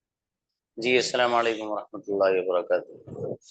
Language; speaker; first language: Hindi; native; Hindi